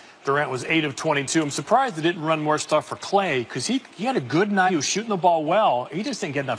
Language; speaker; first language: English; native; English